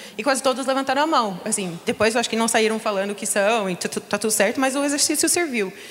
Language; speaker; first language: Portuguese; non-native, fluent; English